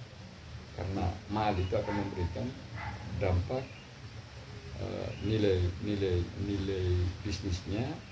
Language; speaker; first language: Indonesian; non-native, local second language; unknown